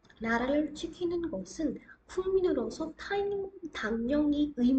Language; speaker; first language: Korean; non-native, fluent; Hindi